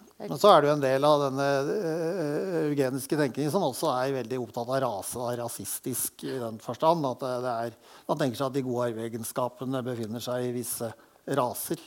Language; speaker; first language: Norwegian; native; Norwegian